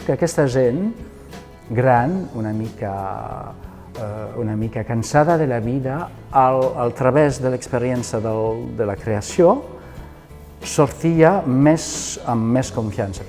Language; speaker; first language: Catalan; non-native, fluent; French